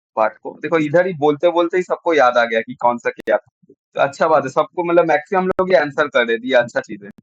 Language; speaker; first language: Hindi; non-native, local second language; Bangla